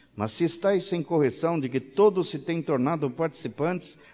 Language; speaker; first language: Portuguese; native; Portuguese